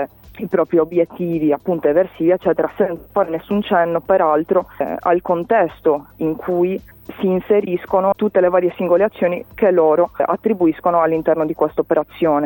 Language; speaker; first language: Italian; native; Italian